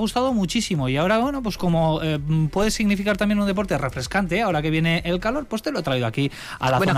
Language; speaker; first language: Spanish; native; Spanish